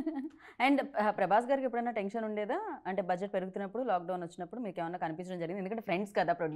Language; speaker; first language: Telugu; native; Telugu